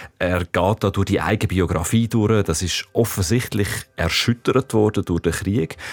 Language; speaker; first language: German; native; German